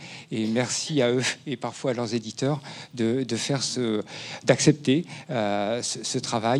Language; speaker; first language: French; native; French